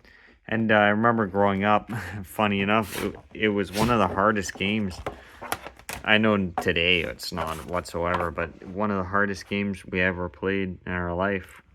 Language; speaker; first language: English; native; English